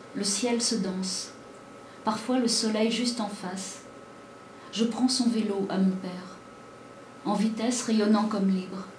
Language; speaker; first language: French; native; French